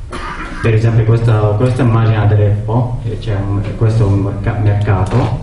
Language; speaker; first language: Italian; non-native, learner; Arabic